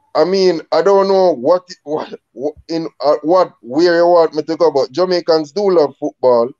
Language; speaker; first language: English; native; English